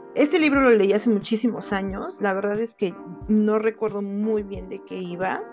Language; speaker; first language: Spanish; native; Spanish